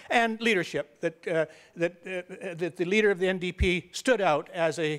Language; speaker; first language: English; native; English